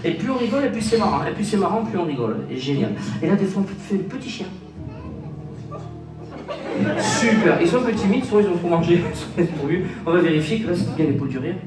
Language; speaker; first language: French; native; French